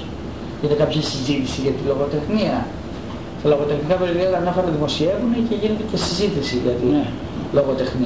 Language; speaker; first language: Greek; native; Greek